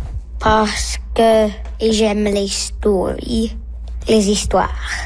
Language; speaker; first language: French; early bilingual, other home language; English